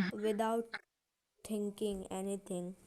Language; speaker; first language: English; non-native, learner; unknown